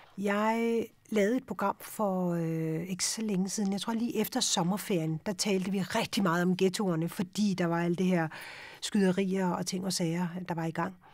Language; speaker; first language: Danish; early bilingual, other home language; Urdu